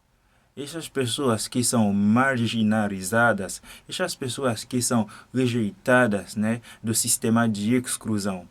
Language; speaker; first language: Portuguese; non-native, fluent; Haitian Creole